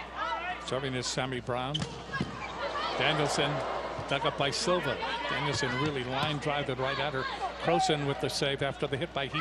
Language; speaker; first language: English; native; English